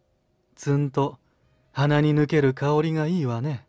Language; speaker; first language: Japanese; native; Japanese